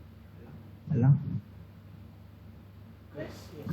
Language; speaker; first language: English; non-native, learner; Chinese